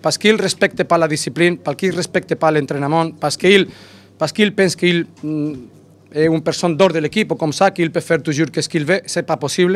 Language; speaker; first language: French; non-native, learner; Spanish